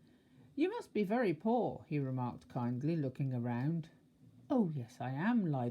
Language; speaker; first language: English; native; English